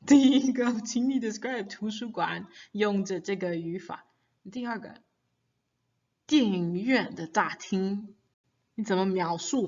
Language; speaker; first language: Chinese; non-native, fluent; English